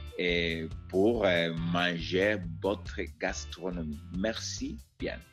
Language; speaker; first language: French; non-native, learner; Spanish